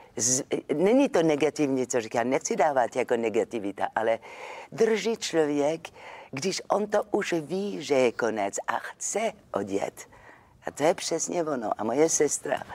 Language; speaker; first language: Czech; non-native, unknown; French